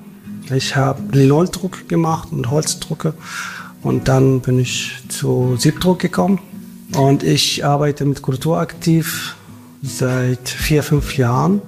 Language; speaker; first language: German; non-native, fluent; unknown